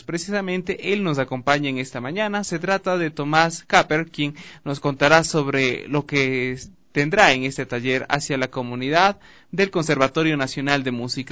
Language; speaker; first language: Spanish; native; Spanish